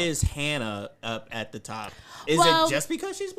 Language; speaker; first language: English; native; English